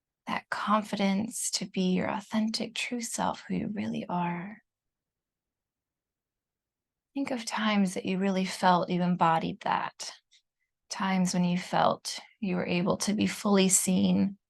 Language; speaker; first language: English; native; English